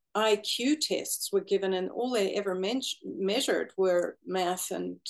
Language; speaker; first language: English; native; English